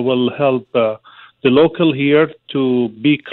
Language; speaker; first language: English; non-native, fluent; Arabic